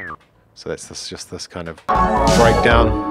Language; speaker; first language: English; native; English